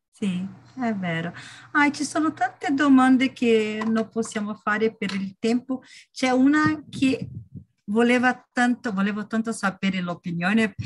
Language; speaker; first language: Italian; non-native, learner; Portuguese